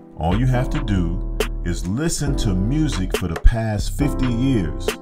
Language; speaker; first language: English; native; English